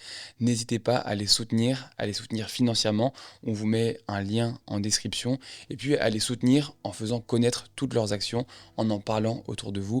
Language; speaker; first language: French; native; French